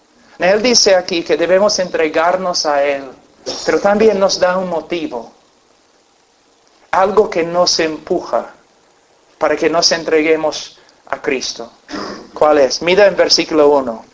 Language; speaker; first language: Spanish; non-native, fluent; English